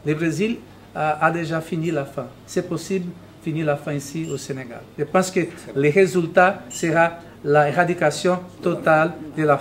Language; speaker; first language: French; non-native, learner; Portuguese